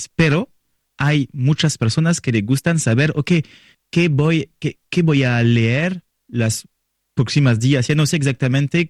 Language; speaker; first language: Spanish; non-native, learner; French